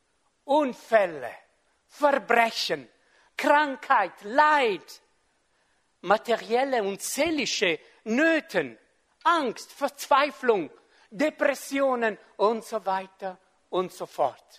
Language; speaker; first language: German; non-native, fluent; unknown